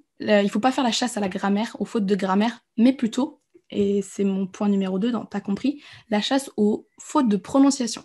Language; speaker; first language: French; native; French